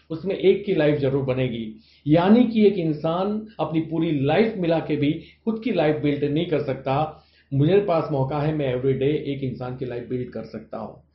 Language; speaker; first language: Hindi; non-native, local second language; Gujarati